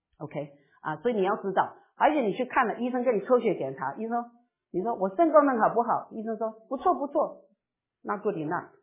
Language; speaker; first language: Chinese; native; Chinese